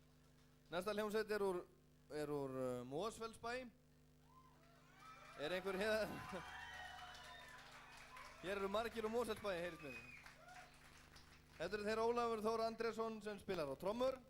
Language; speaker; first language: Icelandic; native; Icelandic